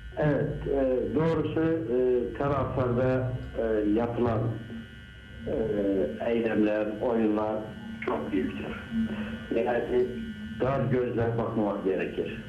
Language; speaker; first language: Turkish; native; Turkish